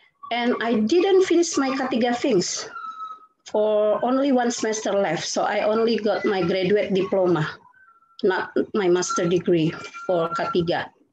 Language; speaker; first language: English; non-native, fluent; Indonesian